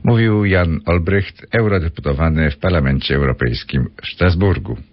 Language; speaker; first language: Polish; native; Polish